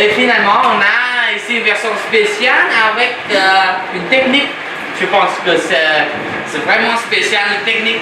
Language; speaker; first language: French; non-native, learner; Vietnamese